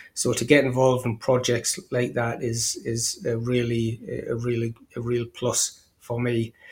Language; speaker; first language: English; native; English